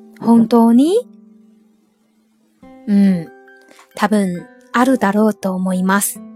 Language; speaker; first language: Japanese; non-native, fluent; Chinese